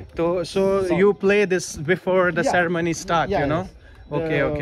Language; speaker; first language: English; non-native, local second language; Hindi